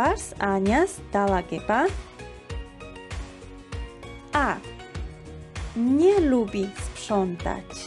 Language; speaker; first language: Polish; non-native, fluent; Georgian